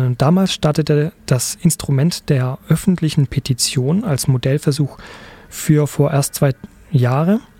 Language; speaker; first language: German; native; German